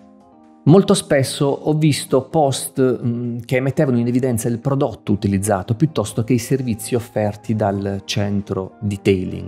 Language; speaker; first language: Italian; native; Italian